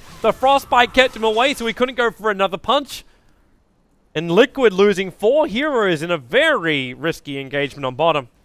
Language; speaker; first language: English; native; English